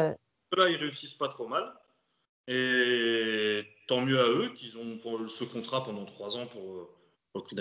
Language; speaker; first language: French; native; French